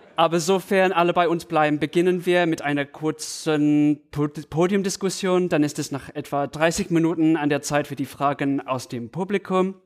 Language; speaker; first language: German; non-native, fluent; English